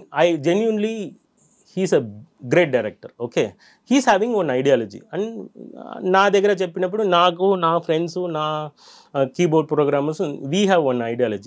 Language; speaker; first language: Telugu; non-native, fluent; Tamil